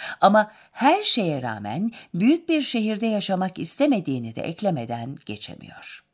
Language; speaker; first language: Turkish; native; Turkish